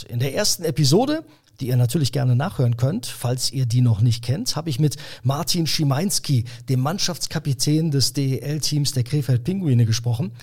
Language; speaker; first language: German; native; German